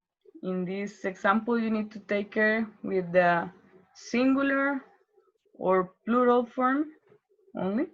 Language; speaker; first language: English; non-native, learner; Spanish